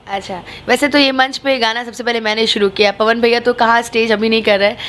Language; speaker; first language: Hindi; native; Hindi